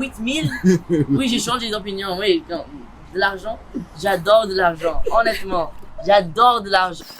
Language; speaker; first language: French; non-native, local second language; English